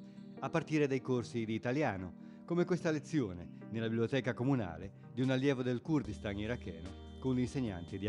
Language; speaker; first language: Italian; native; Italian